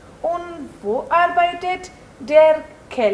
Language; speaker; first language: German; non-native, fluent; Hindi